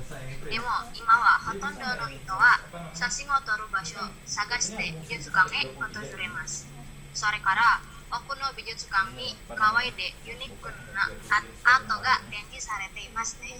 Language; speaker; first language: Japanese; non-native, learner; Indonesian